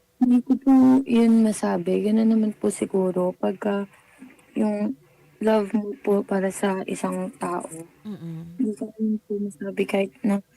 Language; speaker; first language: Filipino; native; Filipino